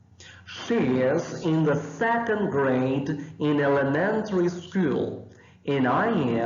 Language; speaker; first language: English; non-native, fluent; Portuguese